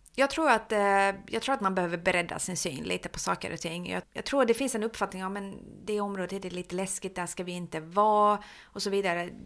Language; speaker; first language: Swedish; early bilingual, other home language; Persian